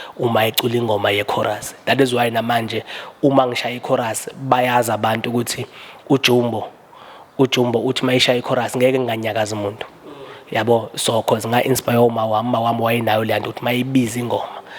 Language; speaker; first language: Zulu; native; Zulu